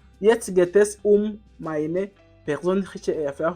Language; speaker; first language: German; non-native, learner; Kinyarwanda